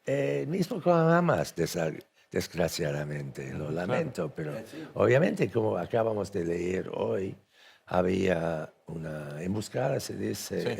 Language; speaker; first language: Spanish; non-native, fluent; English